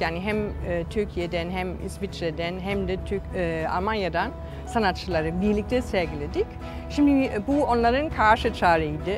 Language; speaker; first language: Turkish; non-native, fluent; German